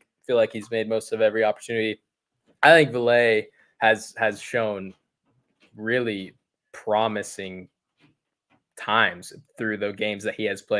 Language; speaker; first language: English; native; English